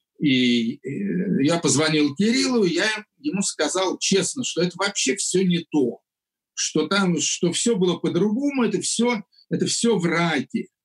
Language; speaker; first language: Russian; native; Russian